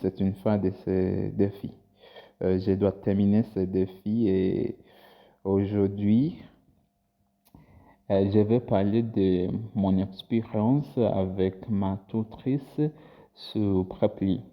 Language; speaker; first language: French; non-native, learner; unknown